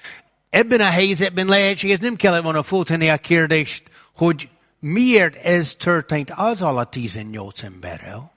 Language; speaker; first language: Hungarian; non-native, fluent; English